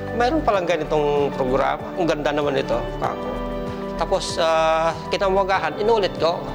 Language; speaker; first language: Filipino; native; Filipino